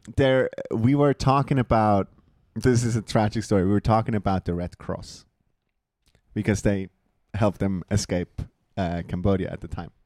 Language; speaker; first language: English; non-native, fluent; Swiss German